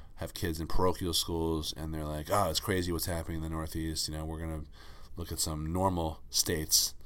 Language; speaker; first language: English; native; English